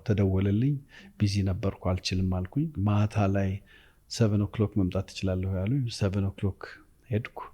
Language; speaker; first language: Amharic; native; Amharic